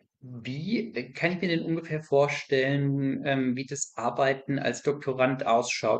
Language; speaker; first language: German; native; German